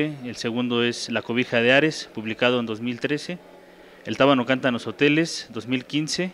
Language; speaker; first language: Spanish; native; Spanish